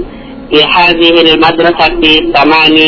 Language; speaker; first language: Arabic; non-native, learner; Indonesian